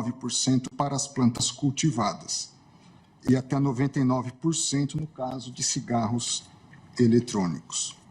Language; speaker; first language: Portuguese; native; Portuguese